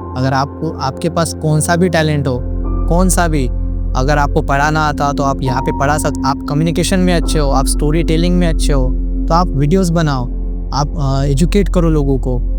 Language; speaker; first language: Hindi; non-native, local second language; Marathi